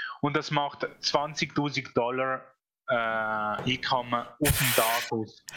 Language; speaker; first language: German; non-native, fluent; Italian